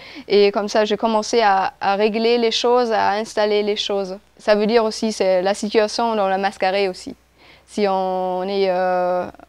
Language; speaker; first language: French; non-native, fluent; German